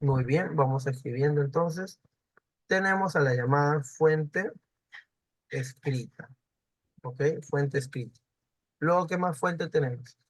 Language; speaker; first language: Spanish; native; Spanish